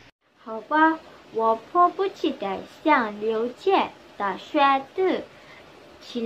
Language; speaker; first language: Chinese; non-native, learner; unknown